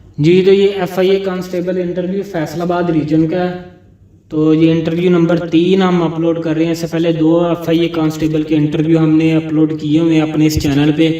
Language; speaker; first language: Urdu; non-native, local second language; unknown